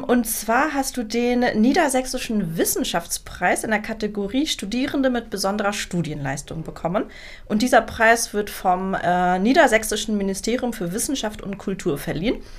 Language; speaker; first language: German; native; German